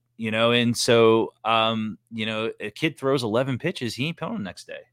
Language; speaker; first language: English; native; English